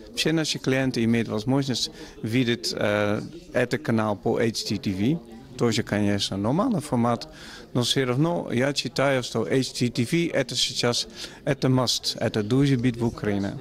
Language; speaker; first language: Russian; non-native, fluent; Dutch